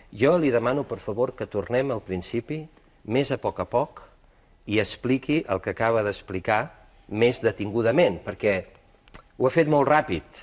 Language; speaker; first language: Catalan; native; Catalan